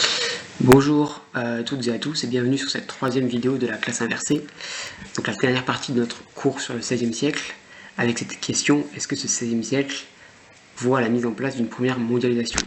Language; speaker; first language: French; native; French